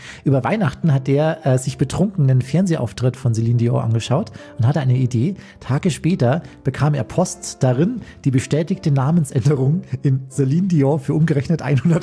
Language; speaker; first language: German; native; German